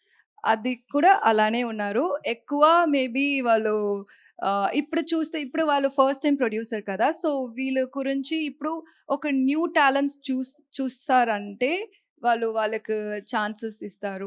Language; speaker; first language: Telugu; non-native, learner; Tamil